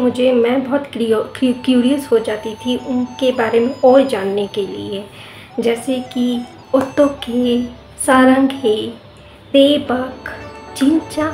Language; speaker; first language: Hindi; native; Hindi